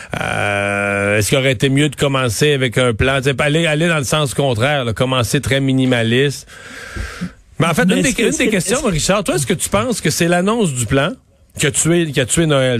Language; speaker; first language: French; native; French